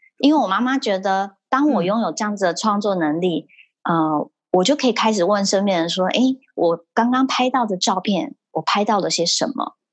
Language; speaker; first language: Chinese; early bilingual, heritage; Chinese